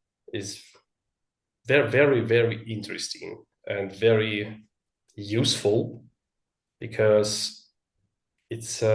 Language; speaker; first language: English; non-native, learner; Russian